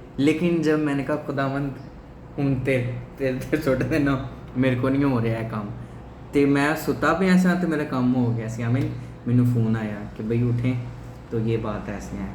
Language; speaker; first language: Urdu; non-native, local second language; Punjabi